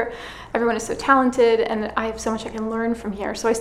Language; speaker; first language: English; native; English